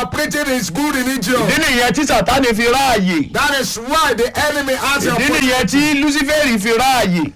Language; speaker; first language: English; non-native, local second language; Yoruba